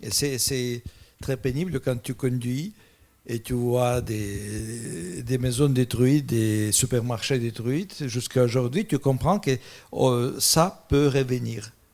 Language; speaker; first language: French; non-native, fluent; Russian